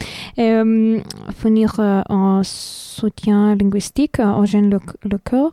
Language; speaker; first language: French; non-native, fluent; Lithuanian